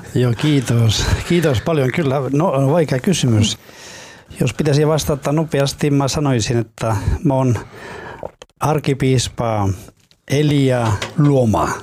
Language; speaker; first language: Finnish; non-native, fluent; Spanish